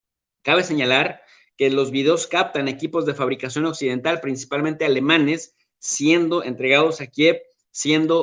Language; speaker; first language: Spanish; native; Spanish